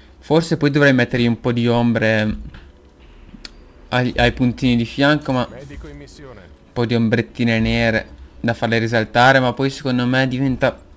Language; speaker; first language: Italian; native; Italian